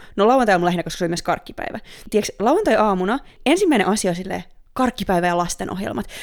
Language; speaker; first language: Finnish; native; Finnish